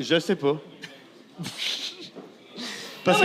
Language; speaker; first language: French; native; French